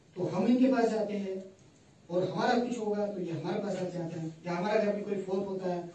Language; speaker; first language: Hindi; native; Hindi